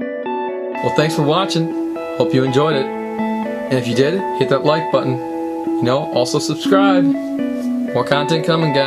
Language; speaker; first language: English; native; English